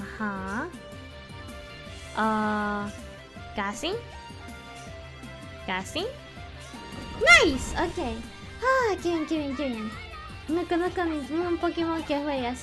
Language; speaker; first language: Spanish; early bilingual, heritage; English